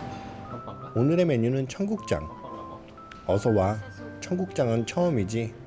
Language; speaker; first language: Korean; native; Korean